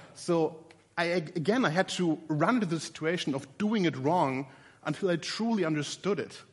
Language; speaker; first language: English; non-native, fluent; German